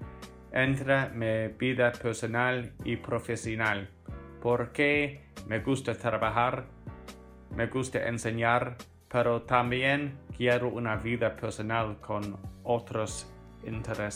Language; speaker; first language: Spanish; non-native, fluent; English